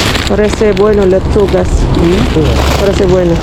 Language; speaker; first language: Spanish; non-native, learner; Filipino